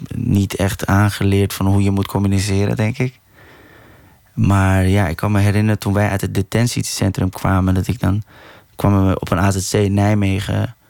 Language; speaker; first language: Dutch; early bilingual, other home language; Persian